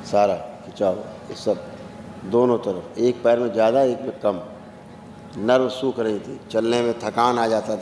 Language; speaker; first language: Hindi; native; Hindi